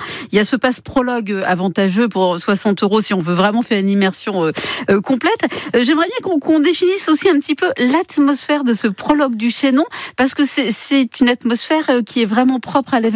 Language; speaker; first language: French; native; French